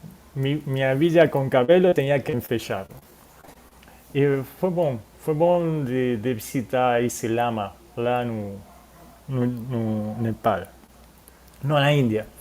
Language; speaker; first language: Portuguese; non-native, fluent; Spanish